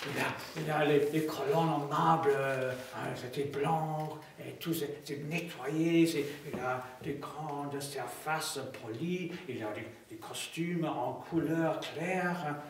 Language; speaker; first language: French; non-native, fluent; English